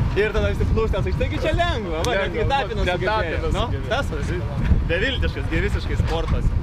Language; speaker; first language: Lithuanian; native; Lithuanian